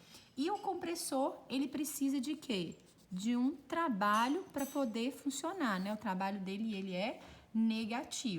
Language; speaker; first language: Portuguese; native; Portuguese